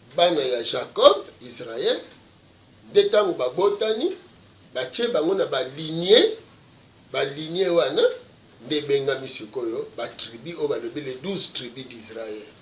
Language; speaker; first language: Lingala; non-native, local second language; Kongo